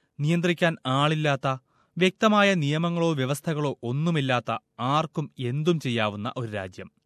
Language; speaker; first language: Malayalam; native; Malayalam